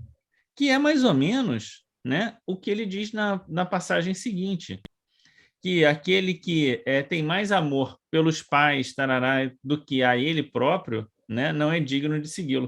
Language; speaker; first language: Portuguese; native; Portuguese